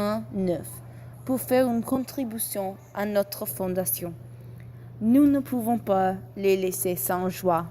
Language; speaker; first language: French; non-native, learner; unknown